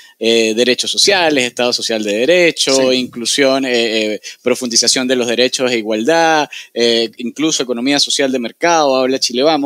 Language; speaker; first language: Spanish; native; Spanish